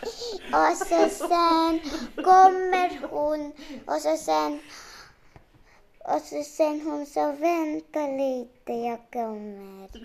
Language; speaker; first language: Swedish; early bilingual, other home language; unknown